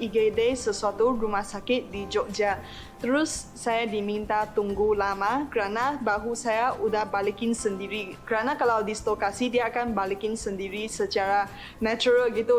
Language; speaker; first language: Indonesian; non-native, fluent; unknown